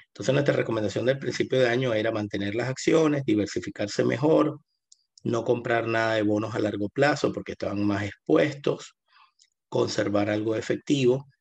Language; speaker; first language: Spanish; native; Spanish